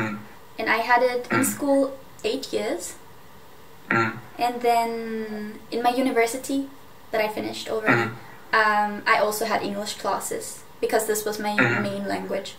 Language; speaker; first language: English; non-native, fluent; German